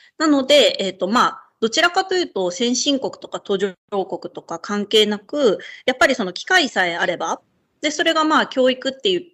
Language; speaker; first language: Japanese; native; Japanese